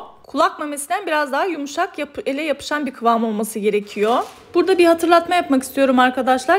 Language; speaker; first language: Turkish; native; Turkish